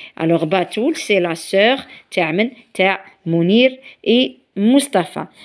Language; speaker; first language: French; non-native, local second language; Arabic